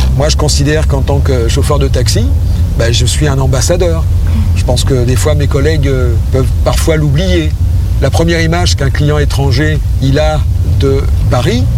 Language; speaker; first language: French; native; French